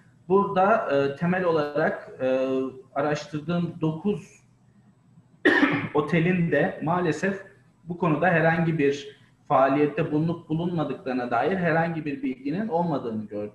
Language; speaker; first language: Turkish; native; Turkish